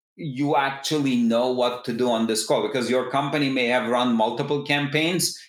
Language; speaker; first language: English; non-native, fluent; Turkish